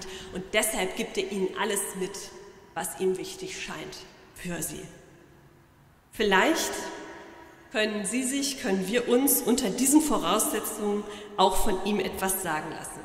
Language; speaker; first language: German; native; German